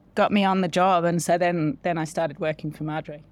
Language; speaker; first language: English; native; English